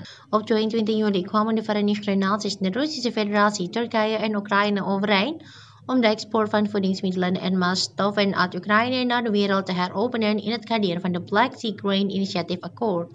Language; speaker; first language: Dutch; non-native, fluent; Indonesian